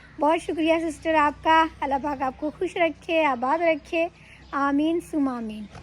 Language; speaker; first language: Urdu; non-native, local second language; Punjabi